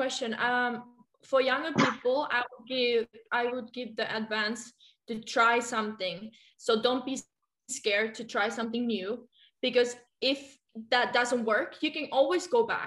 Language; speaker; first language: English; non-native, fluent; Finnish